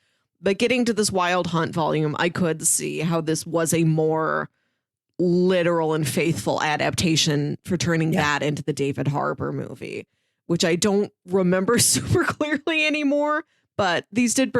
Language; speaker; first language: English; native; English